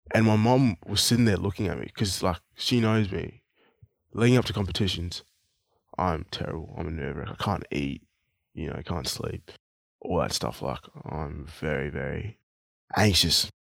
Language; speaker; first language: English; non-native, local second language; Swahili